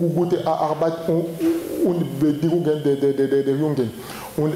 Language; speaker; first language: German; non-native, learner; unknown